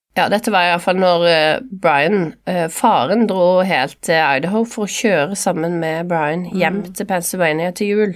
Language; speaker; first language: Norwegian; native; Norwegian